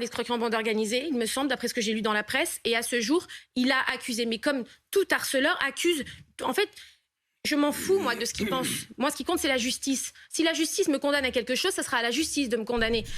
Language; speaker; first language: French; native; French